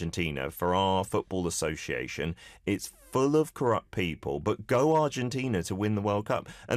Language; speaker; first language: English; native; English